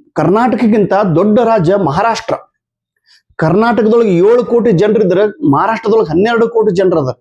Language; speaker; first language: Kannada; native; Kannada